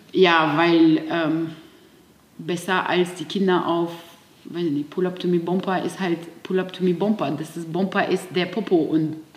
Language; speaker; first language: German; non-native, fluent; Russian